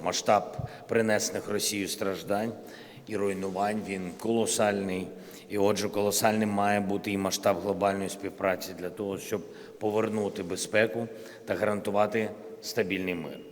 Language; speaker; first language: Ukrainian; non-native, local second language; Russian